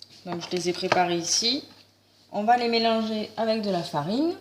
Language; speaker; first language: French; native; French